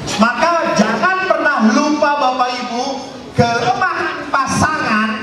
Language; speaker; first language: Indonesian; non-native, local second language; Javanese